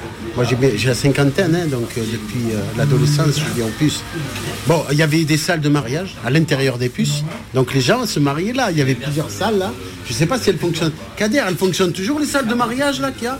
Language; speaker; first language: French; early bilingual, other home language; Arabic